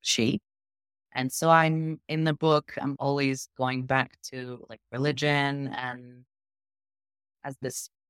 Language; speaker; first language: English; non-native, fluent; French